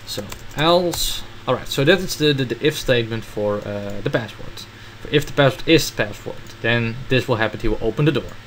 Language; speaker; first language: English; non-native, fluent; Dutch